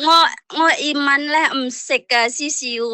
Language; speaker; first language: Chinese; non-native, learner; Indonesian